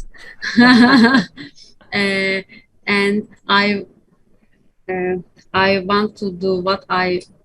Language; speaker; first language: English; non-native, learner; Turkish